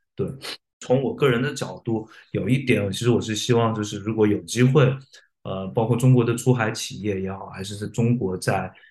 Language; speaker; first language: Chinese; native; Chinese